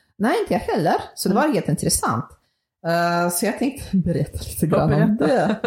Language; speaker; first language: Swedish; non-native, fluent; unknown